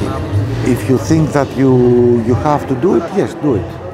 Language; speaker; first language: English; non-native, fluent; Greek